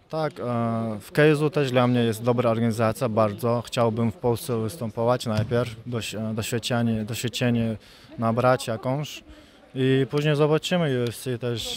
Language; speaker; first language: Polish; non-native, fluent; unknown